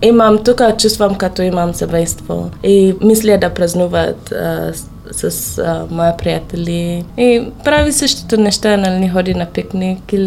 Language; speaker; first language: Bulgarian; non-native, learner; English